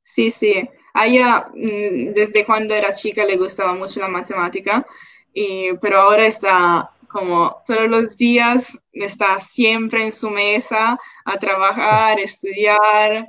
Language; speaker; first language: Spanish; non-native, local second language; Italian